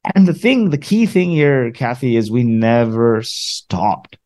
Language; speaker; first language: English; early bilingual, other home language; Arabic